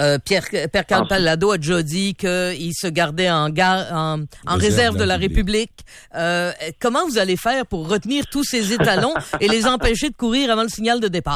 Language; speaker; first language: French; native; French